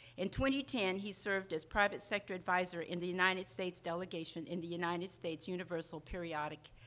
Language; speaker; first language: English; non-native, fluent; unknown